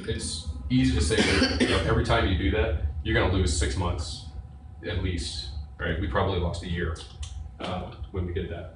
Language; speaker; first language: English; native; English